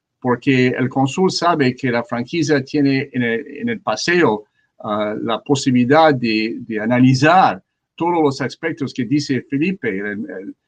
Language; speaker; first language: Spanish; non-native, learner; French